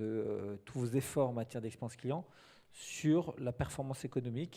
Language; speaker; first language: French; native; French